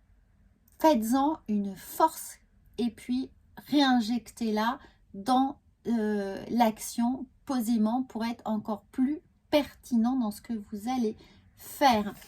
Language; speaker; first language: French; native; French